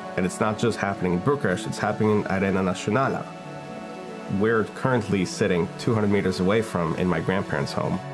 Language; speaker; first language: English; early bilingual, other home language; Hebrew